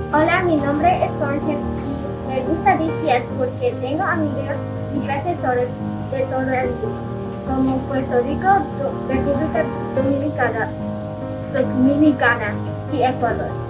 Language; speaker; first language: Spanish; non-native, learner; English